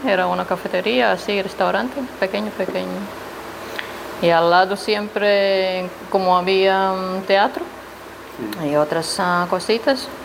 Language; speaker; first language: Spanish; non-native, fluent; Latvian